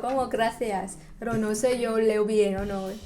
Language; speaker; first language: Spanish; non-native, learner; Vietnamese